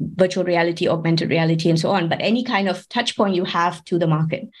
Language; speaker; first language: English; non-native, local second language; Tamil